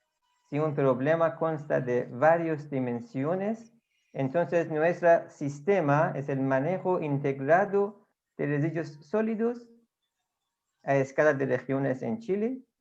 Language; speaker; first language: Spanish; non-native, fluent; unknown